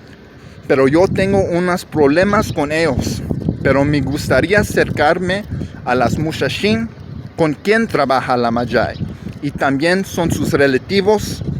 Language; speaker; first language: Spanish; early bilingual, heritage; English